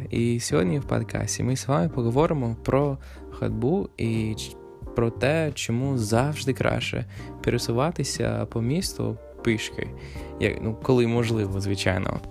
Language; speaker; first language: Ukrainian; non-native, fluent; English